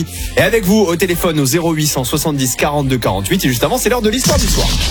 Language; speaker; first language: French; native; French